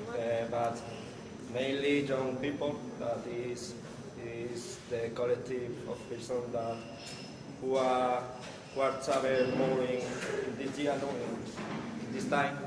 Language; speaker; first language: English; non-native, learner; Spanish